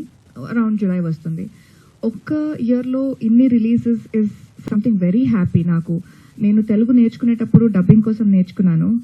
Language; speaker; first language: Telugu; non-native, fluent; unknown